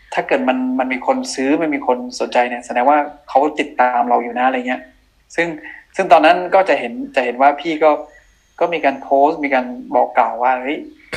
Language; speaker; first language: Thai; non-native, local second language; Akha